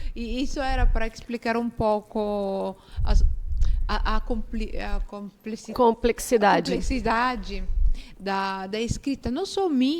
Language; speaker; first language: Portuguese; non-native, fluent; Italian